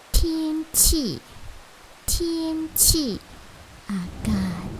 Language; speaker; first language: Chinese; non-native, fluent; Lao